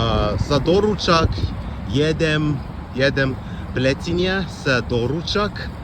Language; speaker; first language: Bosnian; non-native, learner; English